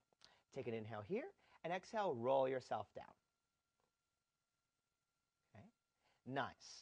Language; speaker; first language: English; native; English